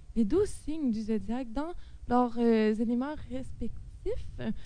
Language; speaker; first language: French; native; French